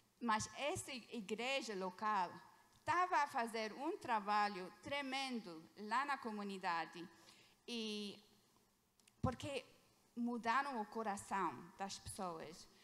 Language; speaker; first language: Portuguese; non-native, fluent; English